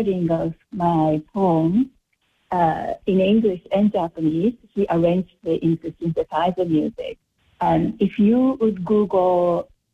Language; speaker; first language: English; non-native, fluent; Japanese